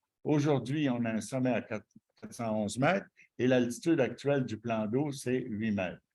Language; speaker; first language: French; native; French